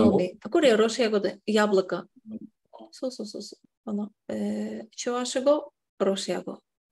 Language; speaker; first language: Japanese; non-native, fluent; Tatar